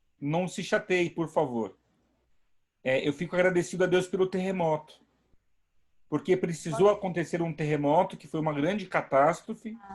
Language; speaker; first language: Portuguese; native; Portuguese